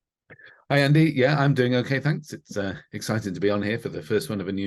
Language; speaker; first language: English; native; English